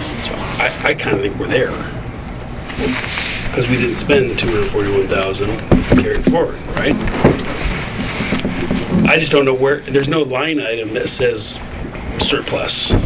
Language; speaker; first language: English; native; English